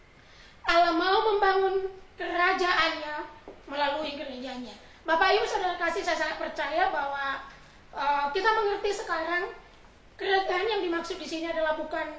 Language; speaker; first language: Indonesian; native; Indonesian